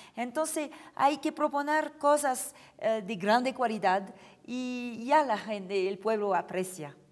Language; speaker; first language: Spanish; non-native, fluent; French